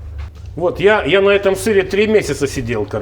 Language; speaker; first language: Russian; native; Russian